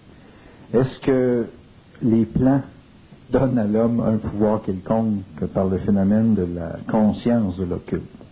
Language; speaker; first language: French; native; French